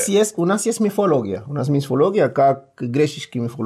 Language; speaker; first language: Russian; non-native, fluent; Spanish